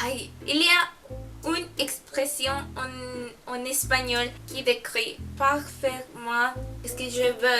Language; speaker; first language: French; non-native, learner; Spanish